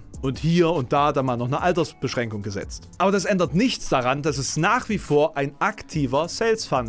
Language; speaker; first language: German; native; German